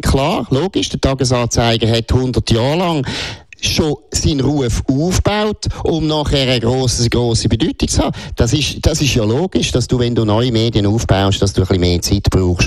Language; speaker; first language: German; native; German